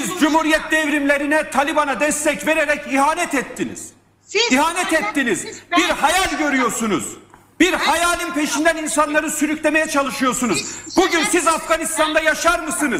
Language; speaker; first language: Turkish; native; Turkish